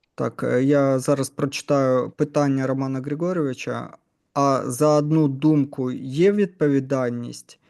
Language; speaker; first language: Ukrainian; non-native, learner; Russian